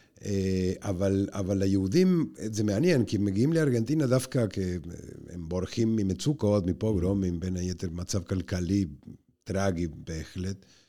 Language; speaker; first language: Hebrew; non-native, fluent; Spanish